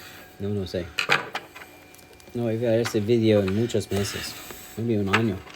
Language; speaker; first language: Spanish; non-native, learner; English